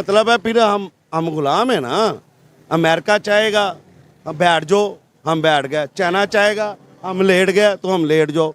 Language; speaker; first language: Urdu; non-native, local second language; Punjabi